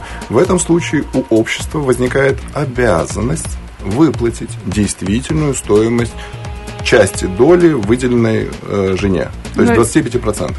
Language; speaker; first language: Russian; native; Russian